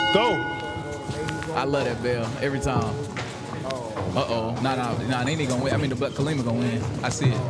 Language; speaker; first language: English; native; English